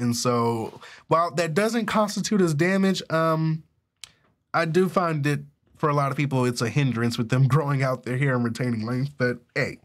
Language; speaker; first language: English; native; English